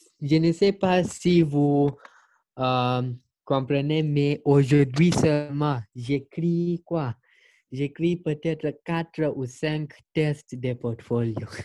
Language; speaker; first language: French; non-native, learner; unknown